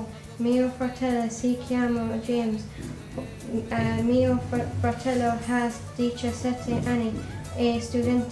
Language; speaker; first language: Italian; non-native, learner; English